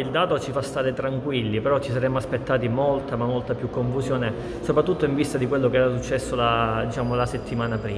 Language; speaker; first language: Italian; native; Italian